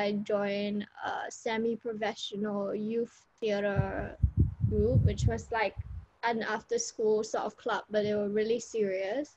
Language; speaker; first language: English; native; English